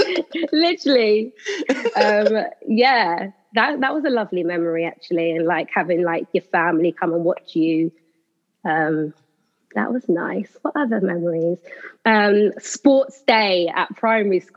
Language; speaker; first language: English; native; English